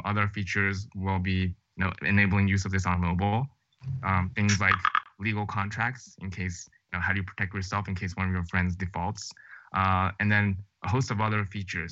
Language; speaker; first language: English; native; English